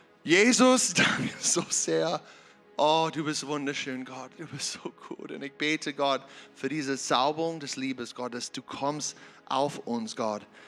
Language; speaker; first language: German; non-native, learner; English